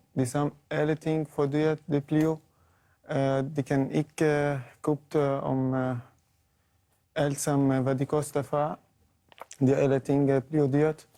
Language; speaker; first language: Danish; non-native, learner; Arabic